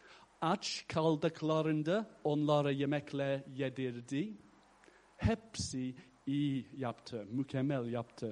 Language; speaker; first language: Turkish; non-native, fluent; English